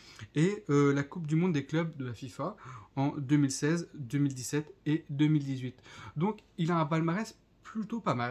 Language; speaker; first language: French; native; French